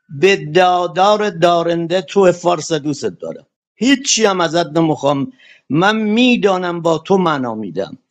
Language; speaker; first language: Persian; non-native, local second language; Kurdish